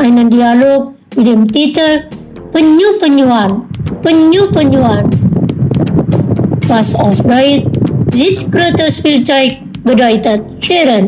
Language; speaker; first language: German; non-native, learner; Indonesian